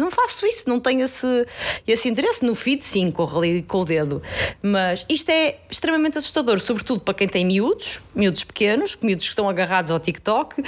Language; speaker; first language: Portuguese; native; Portuguese